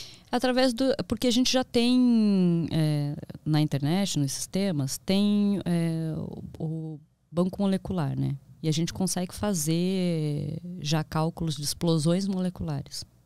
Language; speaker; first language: Portuguese; native; Portuguese